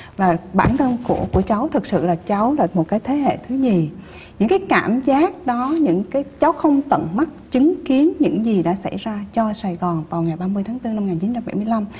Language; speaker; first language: Vietnamese; early bilingual, heritage; Vietnamese